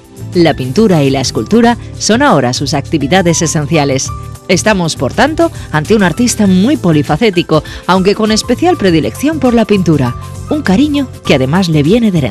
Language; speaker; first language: Spanish; native; Spanish